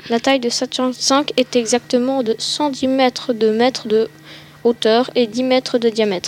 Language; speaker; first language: French; native; French